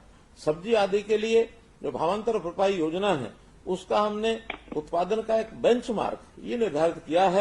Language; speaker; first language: Hindi; native; Hindi